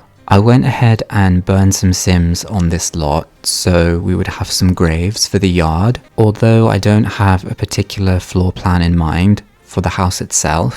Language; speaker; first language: English; native; English